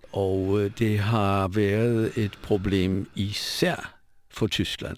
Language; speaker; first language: Danish; non-native, fluent; Polish